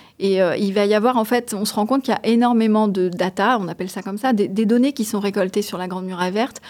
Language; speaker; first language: French; native; French